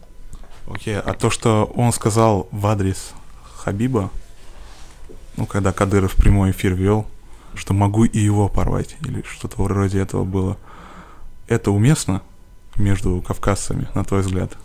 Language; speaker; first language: Russian; native; Russian